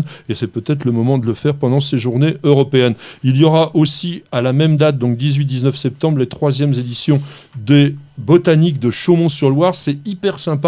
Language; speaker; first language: French; native; French